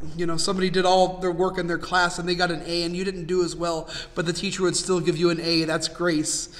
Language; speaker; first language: English; native; English